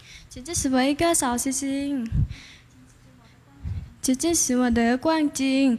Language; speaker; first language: Chinese; non-native, learner; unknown